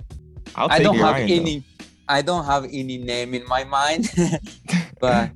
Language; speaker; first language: English; non-native, fluent; Arabic